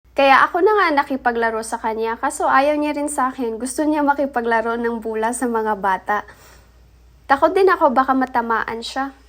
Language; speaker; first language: Filipino; non-native, local second language; Cebuano